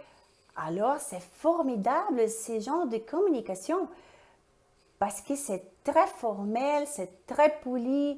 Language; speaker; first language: French; non-native, fluent; Portuguese